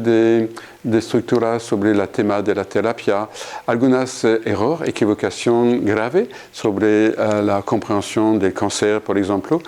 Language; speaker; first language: Spanish; non-native, fluent; French